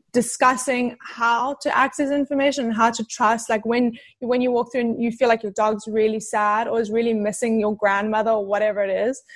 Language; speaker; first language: English; native; English